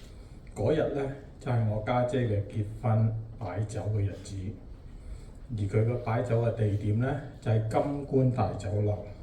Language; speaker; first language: Cantonese; native; Cantonese